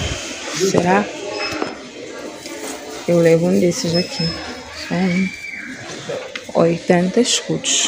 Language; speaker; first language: Portuguese; non-native, local second language; Kabuverdianu